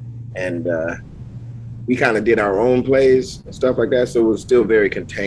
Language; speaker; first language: English; native; English